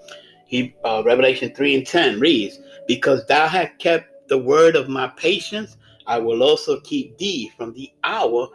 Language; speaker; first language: English; native; English